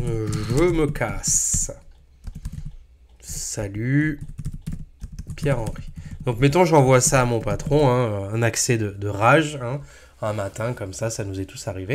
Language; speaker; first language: French; native; French